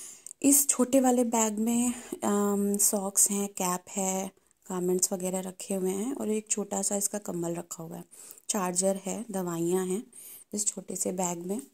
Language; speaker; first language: Hindi; native; Hindi